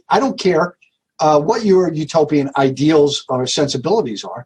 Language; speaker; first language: English; native; English